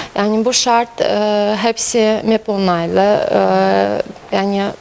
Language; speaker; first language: Turkish; non-native, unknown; Russian